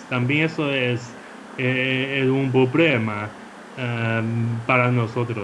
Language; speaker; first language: Spanish; non-native, fluent; Chinese